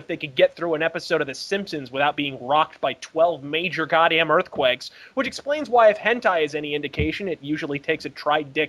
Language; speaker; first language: English; native; English